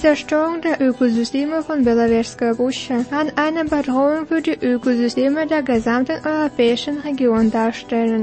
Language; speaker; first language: German; non-native, fluent; Russian